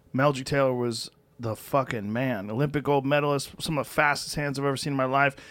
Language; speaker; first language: English; native; English